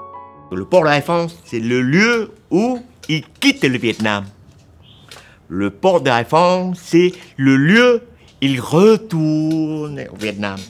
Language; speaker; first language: French; non-native, local second language; Vietnamese